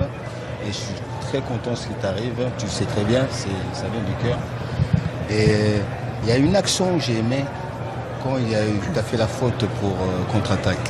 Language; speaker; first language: French; native; French